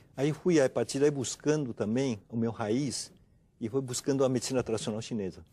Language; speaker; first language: Portuguese; non-native, fluent; Chinese